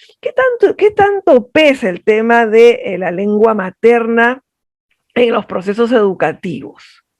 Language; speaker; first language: Spanish; native; Spanish